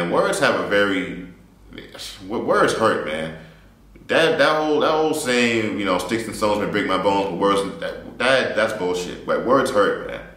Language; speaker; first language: English; native; English